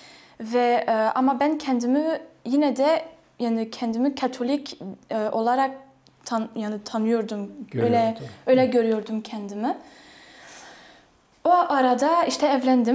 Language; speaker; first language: Turkish; non-native, fluent; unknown